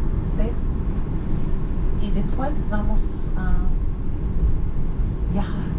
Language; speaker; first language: Spanish; non-native, learner; Hebrew